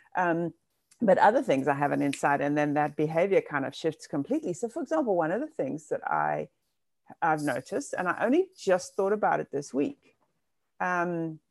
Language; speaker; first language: English; native; English